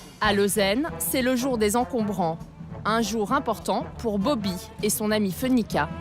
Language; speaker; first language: French; native; French